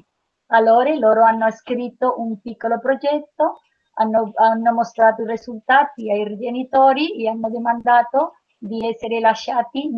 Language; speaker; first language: Italian; non-native, learner; Spanish